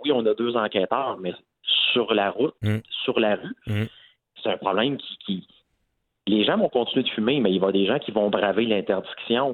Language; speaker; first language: French; native; French